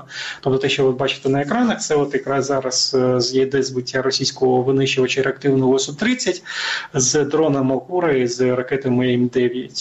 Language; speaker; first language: Ukrainian; native; Ukrainian